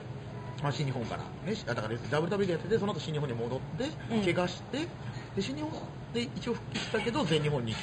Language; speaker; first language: Japanese; native; Japanese